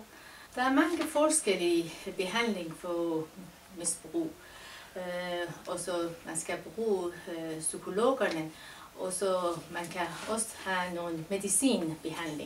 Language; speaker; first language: Danish; non-native, learner; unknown